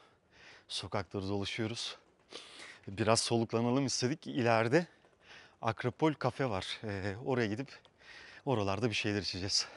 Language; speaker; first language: Turkish; native; Turkish